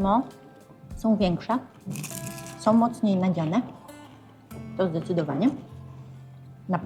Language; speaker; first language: Polish; native; Polish